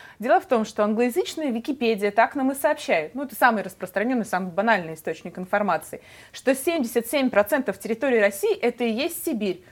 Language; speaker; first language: Russian; native; Russian